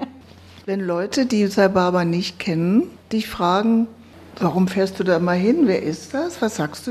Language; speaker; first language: German; native; German